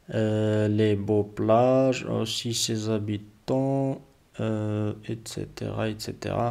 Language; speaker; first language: French; non-native, local second language; Arabic